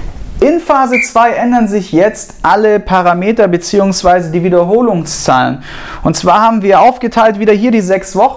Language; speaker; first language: German; native; German